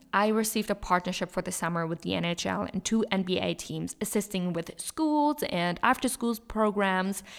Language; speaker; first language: English; non-native, fluent; German